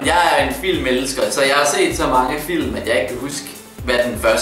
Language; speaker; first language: Danish; native; Danish